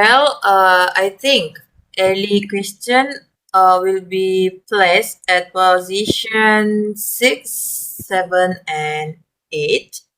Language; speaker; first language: English; non-native, learner; Malay